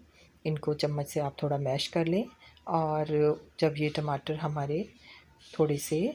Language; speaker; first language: Hindi; non-native, local second language; Punjabi